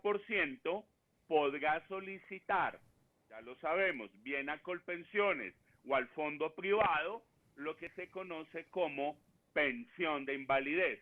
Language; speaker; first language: Spanish; native; Spanish